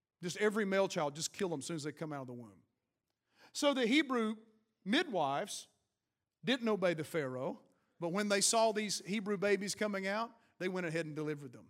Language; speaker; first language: English; native; English